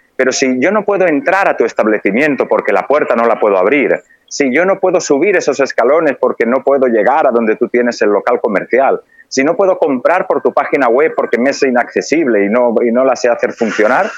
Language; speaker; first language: Spanish; native; Spanish